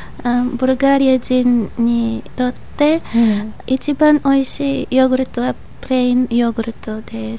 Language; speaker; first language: Japanese; non-native, fluent; Bulgarian